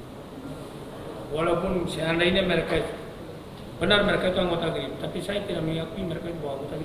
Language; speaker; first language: Indonesian; non-native, local second language; Tetum